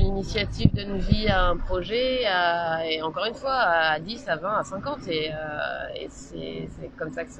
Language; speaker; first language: French; native; French